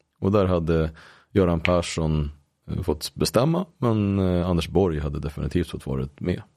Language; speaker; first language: Swedish; native; Swedish